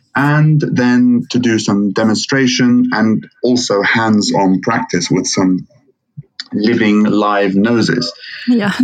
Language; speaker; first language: English; non-native, fluent; Arabic